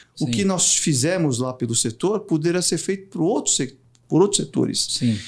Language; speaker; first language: Portuguese; native; Portuguese